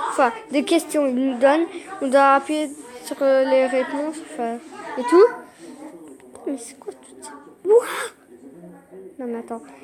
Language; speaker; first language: French; native; French